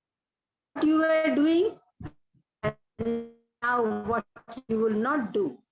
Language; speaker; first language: English; non-native, local second language; Odia